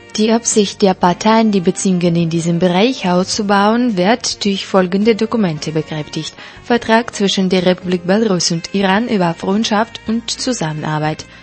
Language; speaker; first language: German; non-native, fluent; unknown